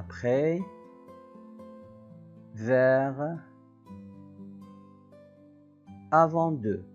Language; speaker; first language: French; non-native, local second language; Arabic